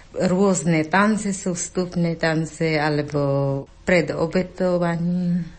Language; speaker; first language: Slovak; non-native, learner; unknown